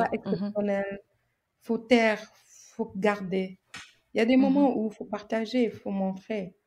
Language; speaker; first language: French; non-native, local second language; Wolof